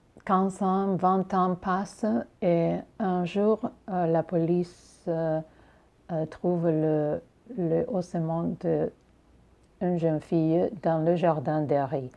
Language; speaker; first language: French; non-native, learner; English